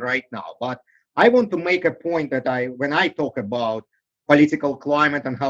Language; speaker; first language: English; non-native, fluent; Russian